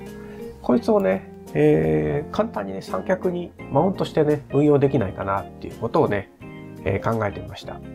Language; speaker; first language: Japanese; native; Japanese